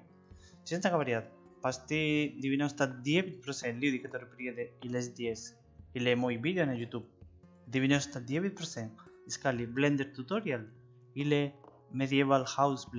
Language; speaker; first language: Russian; non-native, learner; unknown